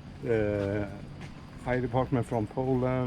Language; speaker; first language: English; non-native, learner; Swedish